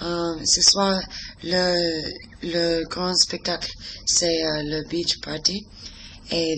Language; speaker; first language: French; non-native, learner; English